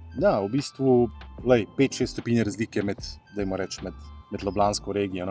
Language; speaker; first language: Slovenian; early bilingual, other home language; Bosnian